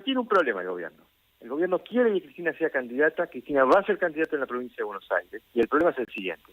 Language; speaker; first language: Spanish; native; Spanish